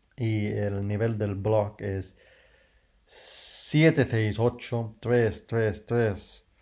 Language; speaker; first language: Spanish; non-native, fluent; English